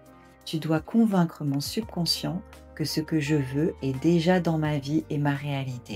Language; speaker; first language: French; native; French